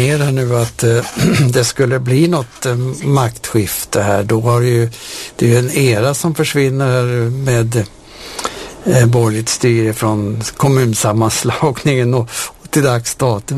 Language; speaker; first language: Swedish; native; Swedish